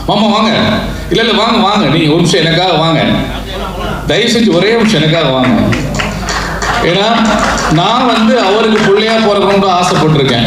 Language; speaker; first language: Tamil; native; Tamil